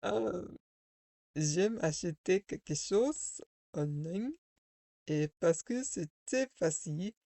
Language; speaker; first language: French; non-native, learner; English